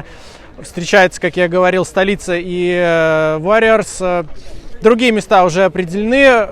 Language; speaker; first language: Russian; native; Russian